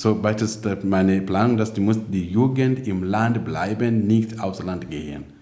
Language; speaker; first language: German; non-native, fluent; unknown